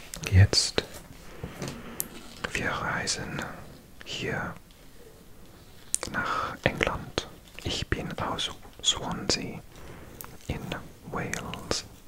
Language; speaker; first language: German; non-native, learner; English